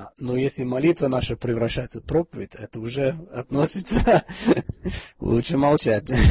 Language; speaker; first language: Russian; non-native, fluent; English